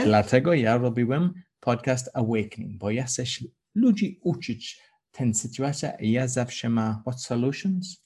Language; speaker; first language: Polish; non-native, learner; English